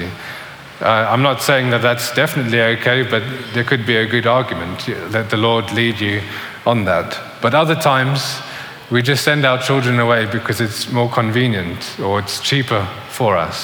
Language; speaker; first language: English; native; English